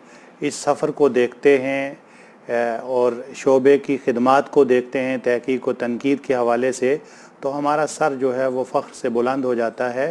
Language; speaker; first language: Urdu; native; Urdu